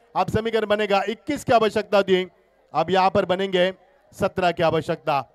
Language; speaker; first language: Hindi; non-native, local second language; Marathi